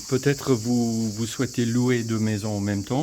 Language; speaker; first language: French; non-native, fluent; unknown